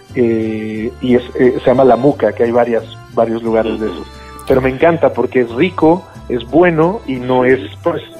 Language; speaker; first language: Spanish; native; Spanish